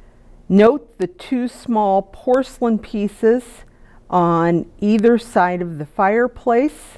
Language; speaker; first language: English; native; English